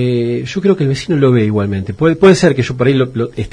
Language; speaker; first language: Spanish; native; Spanish